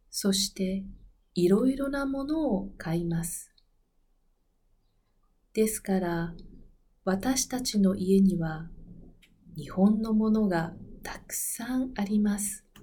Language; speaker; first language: Japanese; non-native, learner; Spanish